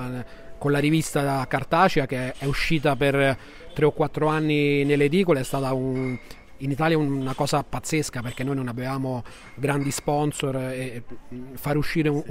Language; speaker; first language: Italian; native; Italian